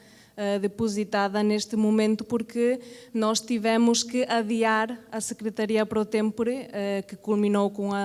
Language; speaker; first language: Portuguese; non-native, fluent; Catalan